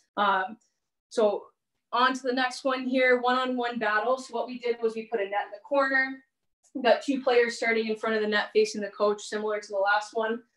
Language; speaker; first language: English; native; English